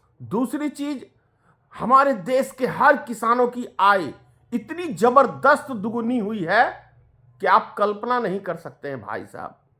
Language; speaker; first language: Hindi; native; Hindi